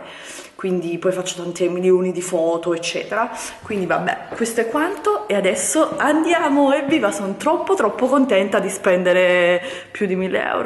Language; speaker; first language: Italian; native; Italian